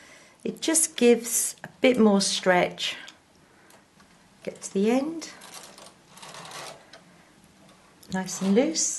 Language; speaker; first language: English; native; English